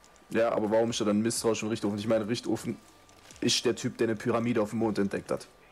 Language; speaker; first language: German; native; German